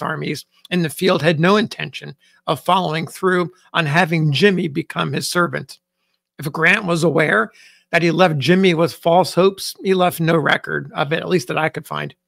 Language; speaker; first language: English; native; English